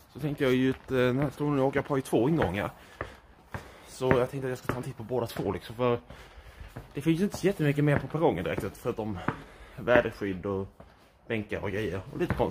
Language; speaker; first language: Swedish; native; Swedish